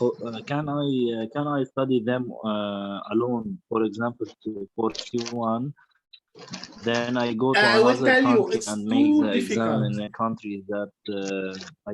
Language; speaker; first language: English; non-native, learner; Arabic